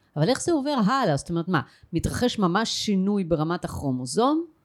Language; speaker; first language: Hebrew; native; Hebrew